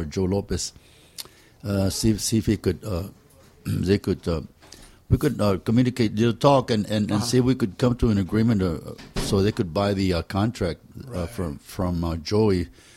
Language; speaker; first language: English; early bilingual, other home language; Spanish